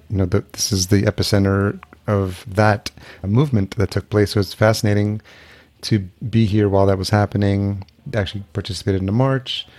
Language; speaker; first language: English; early bilingual, other home language; Spanish